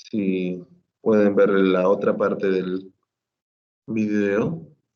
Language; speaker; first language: Spanish; native; Spanish